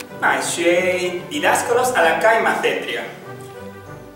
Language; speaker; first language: Greek; non-native, fluent; Spanish